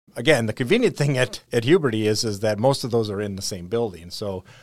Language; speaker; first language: English; native; English